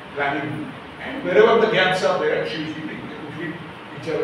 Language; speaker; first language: English; non-native, local second language; Marathi